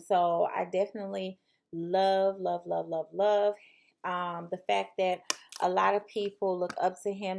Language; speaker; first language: English; native; English